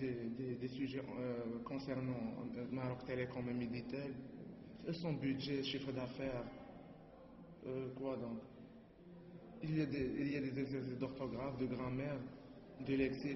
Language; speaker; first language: French; non-native, learner; Arabic